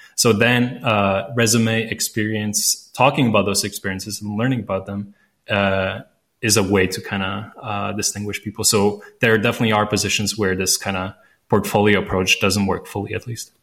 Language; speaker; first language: English; non-native, fluent; Latvian